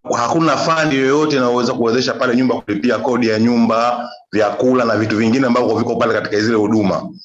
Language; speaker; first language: Swahili; native; Swahili